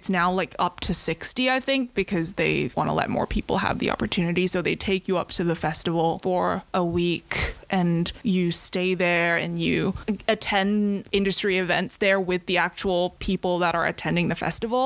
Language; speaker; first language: English; non-native, local second language; Cantonese